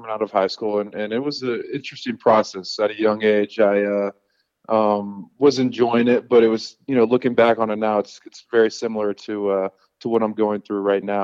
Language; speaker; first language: English; native; English